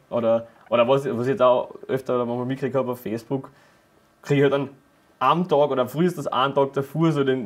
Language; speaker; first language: German; native; German